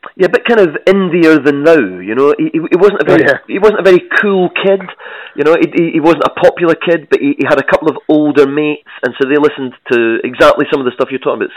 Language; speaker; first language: English; native; English